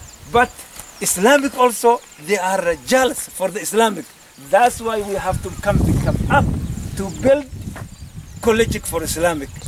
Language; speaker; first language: English; non-native, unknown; Oromo